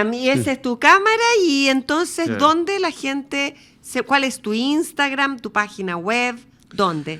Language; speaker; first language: Spanish; native; Spanish